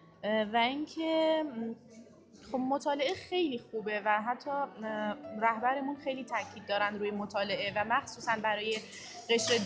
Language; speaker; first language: Persian; native; Persian